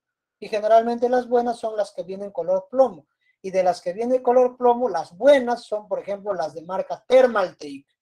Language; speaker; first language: Spanish; native; Spanish